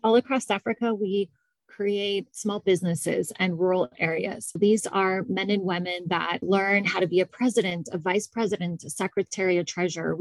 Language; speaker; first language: English; native; English